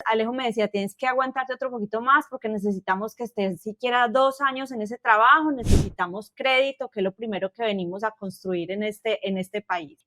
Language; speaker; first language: Spanish; native; Spanish